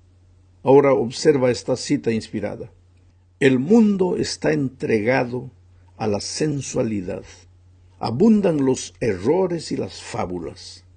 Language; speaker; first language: Spanish; native; Spanish